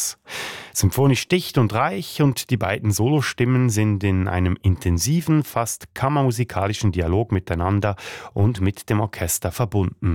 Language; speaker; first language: German; native; German